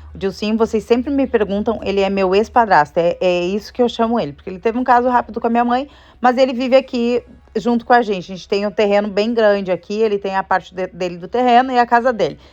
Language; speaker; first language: Portuguese; native; Portuguese